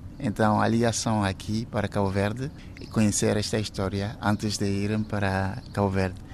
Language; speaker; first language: Portuguese; non-native, fluent; Ewe